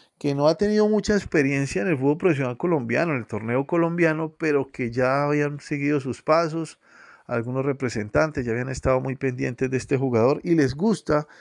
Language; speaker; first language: Spanish; native; Spanish